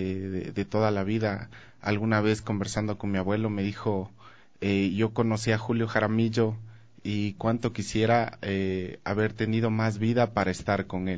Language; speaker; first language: Spanish; native; Spanish